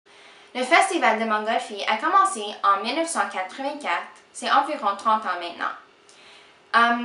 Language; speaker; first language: French; non-native, local second language; English